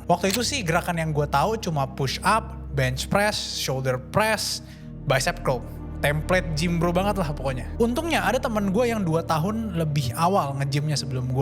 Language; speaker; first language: Indonesian; native; Indonesian